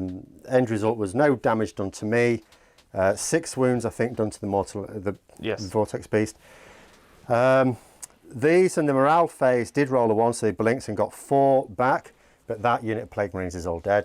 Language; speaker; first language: English; native; English